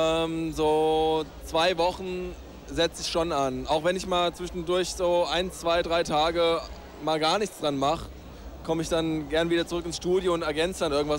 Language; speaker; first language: German; native; German